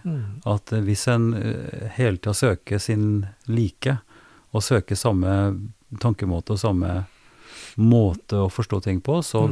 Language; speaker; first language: Norwegian; native; Norwegian